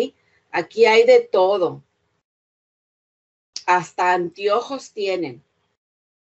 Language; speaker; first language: Spanish; early bilingual, heritage; Spanish